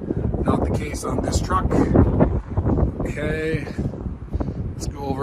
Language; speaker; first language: English; native; English